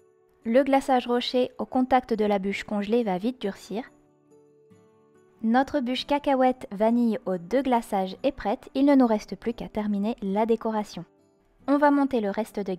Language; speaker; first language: French; native; French